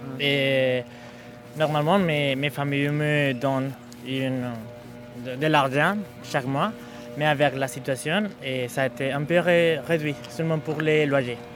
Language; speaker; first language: French; non-native, learner; Spanish